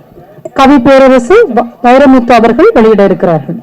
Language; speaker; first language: Tamil; native; Tamil